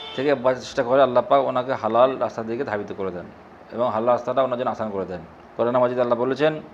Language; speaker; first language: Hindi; non-native, local second language; Bangla